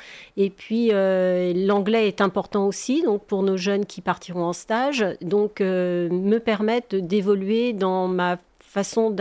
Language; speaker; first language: French; native; French